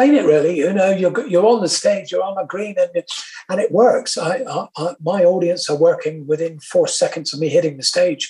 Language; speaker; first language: English; native; English